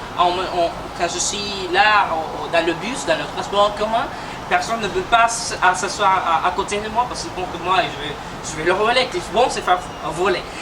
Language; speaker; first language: French; non-native, fluent; Spanish